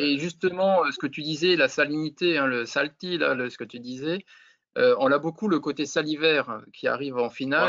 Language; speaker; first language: French; native; French